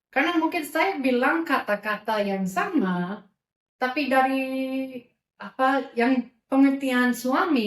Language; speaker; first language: Indonesian; non-native, fluent; English